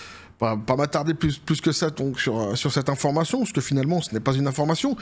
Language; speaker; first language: French; native; French